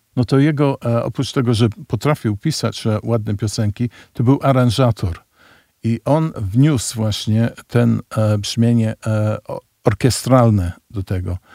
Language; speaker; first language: Polish; early bilingual, heritage; Polish